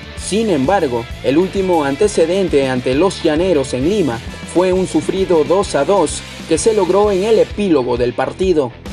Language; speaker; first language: Spanish; native; Spanish